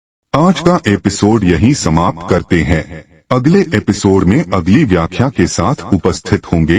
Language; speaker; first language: Hindi; native; Hindi